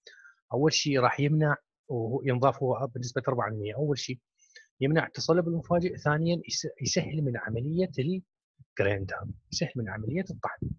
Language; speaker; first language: Arabic; native; Arabic